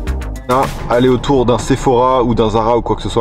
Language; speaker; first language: French; native; French